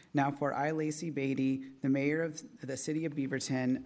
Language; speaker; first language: English; native; English